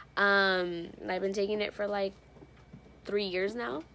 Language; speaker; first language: English; native; English